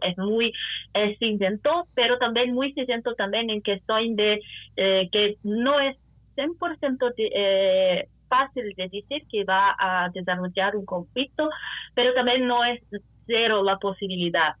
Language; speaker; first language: Spanish; non-native, fluent; Portuguese